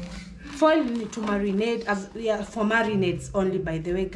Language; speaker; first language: English; non-native, local second language; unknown